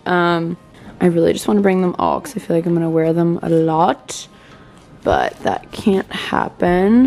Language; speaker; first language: English; native; English